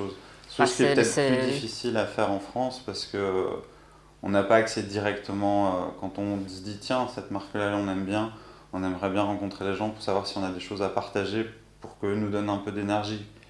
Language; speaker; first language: French; native; French